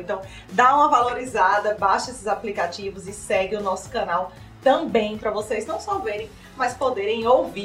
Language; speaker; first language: Portuguese; native; Portuguese